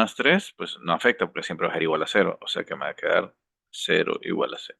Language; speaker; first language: Spanish; native; Spanish